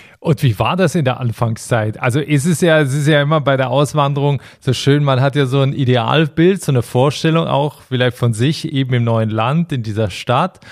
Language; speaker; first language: German; native; German